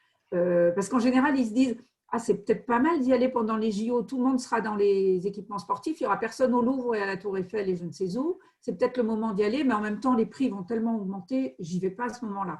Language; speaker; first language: French; native; French